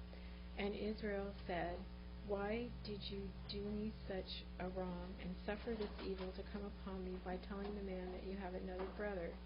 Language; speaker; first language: English; native; English